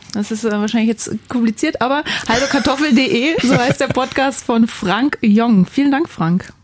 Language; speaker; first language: German; native; German